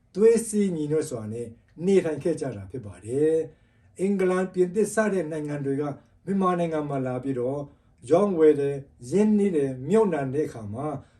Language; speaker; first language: Burmese; non-native, local second language; Tedim Chin